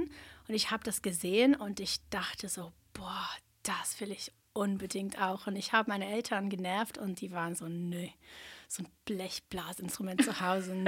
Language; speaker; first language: German; non-native, fluent; English